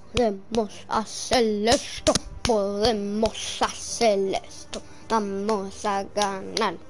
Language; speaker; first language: Spanish; early bilingual, heritage; English